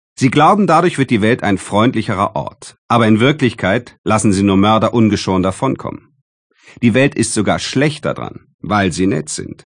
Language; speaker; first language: German; native; German